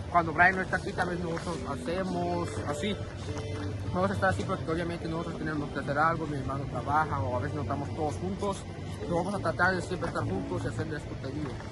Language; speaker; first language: Spanish; early bilingual, heritage; Spanish